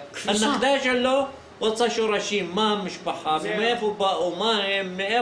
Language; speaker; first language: Hebrew; non-native, fluent; Arabic